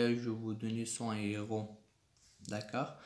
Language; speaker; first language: French; non-native, learner; Pashto